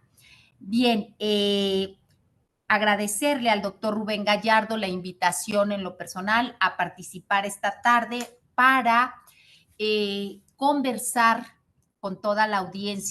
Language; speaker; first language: Spanish; native; Spanish